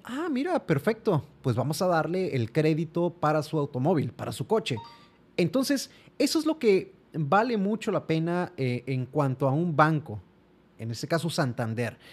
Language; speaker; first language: Spanish; native; Spanish